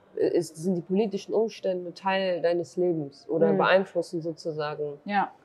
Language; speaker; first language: German; early bilingual, other home language; Kurdish